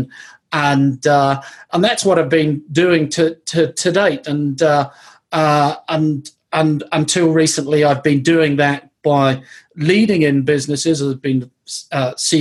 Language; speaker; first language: English; native; English